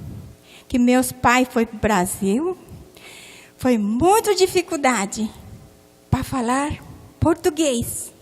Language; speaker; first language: Portuguese; non-native, local second language; Japanese